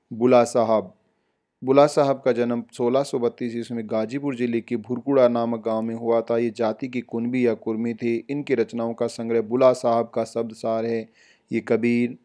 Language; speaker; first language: Hindi; native; Hindi